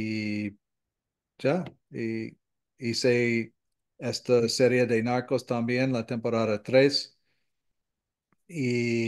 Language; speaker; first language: Spanish; non-native, fluent; English